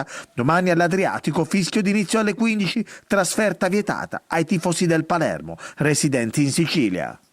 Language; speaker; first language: Italian; native; Italian